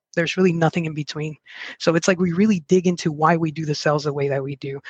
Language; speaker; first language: English; early bilingual, other home language; Spanish